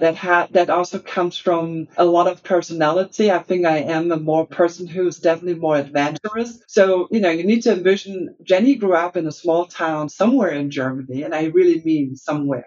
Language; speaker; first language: English; non-native, fluent; German